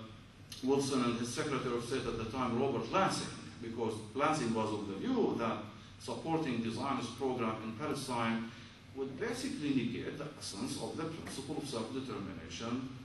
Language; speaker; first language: English; non-native, fluent; Arabic